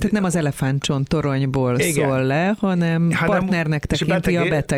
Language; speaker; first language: Hungarian; native; Hungarian